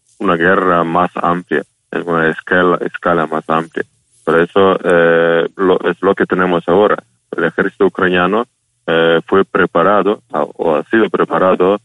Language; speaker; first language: Spanish; non-native, fluent; Ukrainian